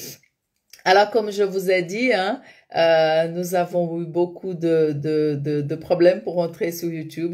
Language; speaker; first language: French; non-native, fluent; Portuguese